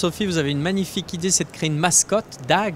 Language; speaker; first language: French; native; French